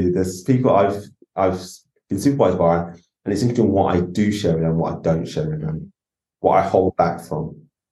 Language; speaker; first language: English; native; English